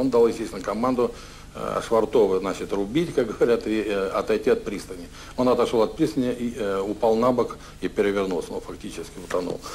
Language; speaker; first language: Russian; native; Russian